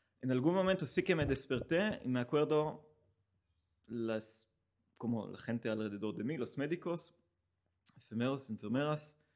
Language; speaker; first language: Spanish; non-native, learner; Hebrew